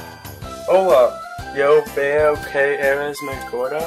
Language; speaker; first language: Spanish; non-native, learner; English